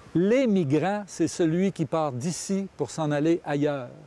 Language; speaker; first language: French; native; French